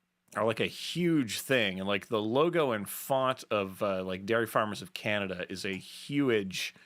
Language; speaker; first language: English; native; English